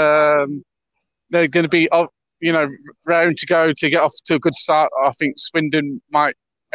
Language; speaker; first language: English; native; English